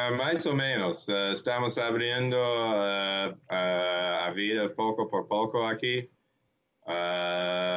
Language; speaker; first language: Portuguese; non-native, learner; English